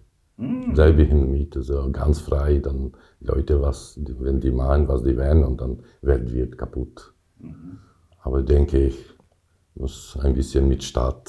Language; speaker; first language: German; non-native, learner; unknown